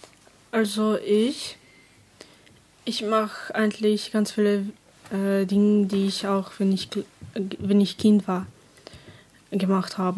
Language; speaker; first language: German; non-native, learner; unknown